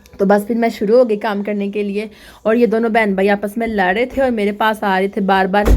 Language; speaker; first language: Urdu; non-native, local second language; Punjabi